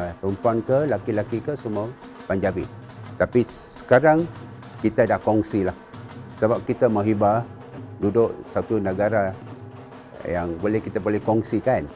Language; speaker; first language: Malay; non-native, local second language; Punjabi